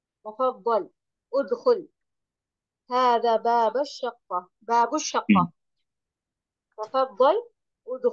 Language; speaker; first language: Arabic; non-native, learner; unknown